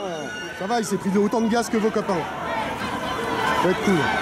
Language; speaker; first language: French; native; French